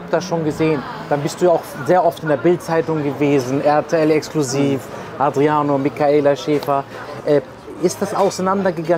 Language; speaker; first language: German; native; German